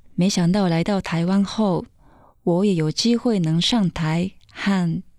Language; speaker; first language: Chinese; non-native, fluent; Japanese